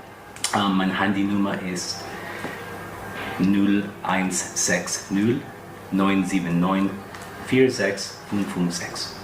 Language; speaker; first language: German; non-native, learner; English